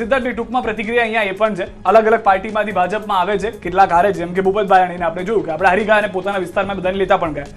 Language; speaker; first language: Gujarati; native; Gujarati